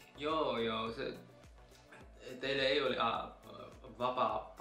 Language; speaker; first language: Finnish; non-native, learner; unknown